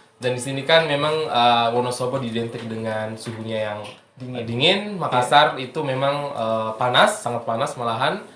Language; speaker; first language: Indonesian; native; Indonesian